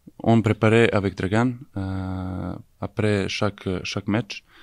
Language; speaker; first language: French; non-native, learner; Serbian